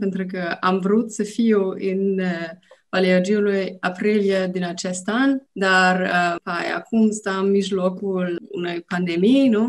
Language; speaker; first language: Romanian; non-native, learner; German